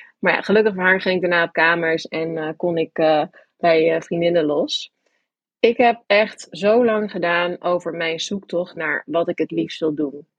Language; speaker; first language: Dutch; early bilingual, other home language; English